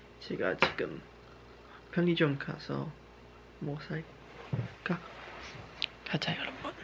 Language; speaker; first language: Korean; non-native, learner; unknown